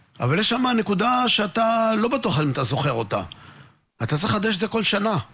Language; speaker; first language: Hebrew; native; Hebrew